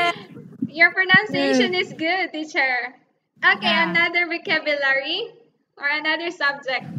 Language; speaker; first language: English; non-native, learner; Thai